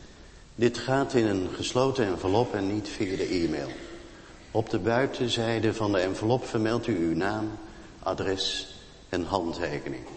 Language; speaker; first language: Dutch; native; Dutch